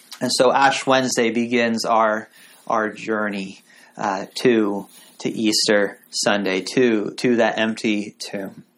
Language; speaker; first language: English; native; English